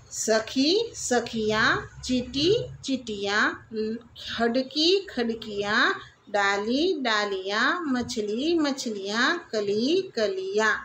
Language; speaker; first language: Hindi; non-native, local second language; Gujarati